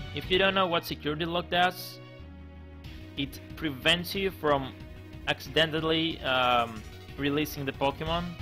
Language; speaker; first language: English; non-native, fluent; Greek